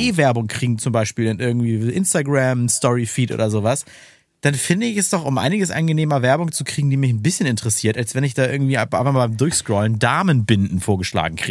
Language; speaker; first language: German; native; German